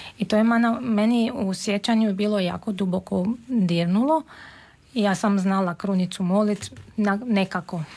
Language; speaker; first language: Serbian; non-native, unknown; Armenian